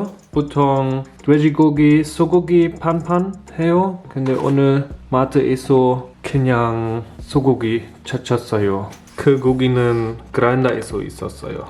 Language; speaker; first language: Korean; non-native, learner; German